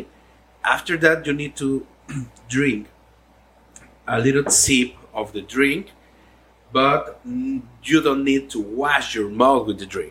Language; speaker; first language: English; non-native, learner; Spanish